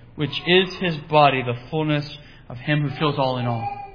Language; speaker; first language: English; native; English